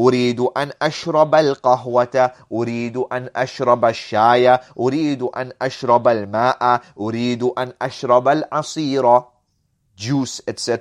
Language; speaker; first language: Arabic; non-native, fluent; English